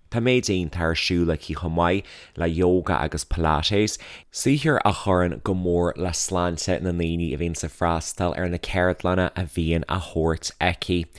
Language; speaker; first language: Irish; native; Irish